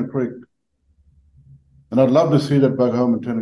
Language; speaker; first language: English; native; English